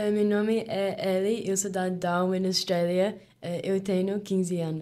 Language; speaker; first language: Portuguese; non-native, learner; English